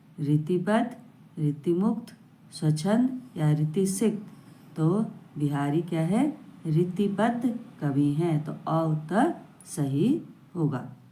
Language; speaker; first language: Hindi; native; Hindi